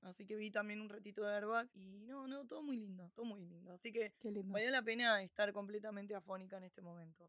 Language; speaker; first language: Spanish; native; Spanish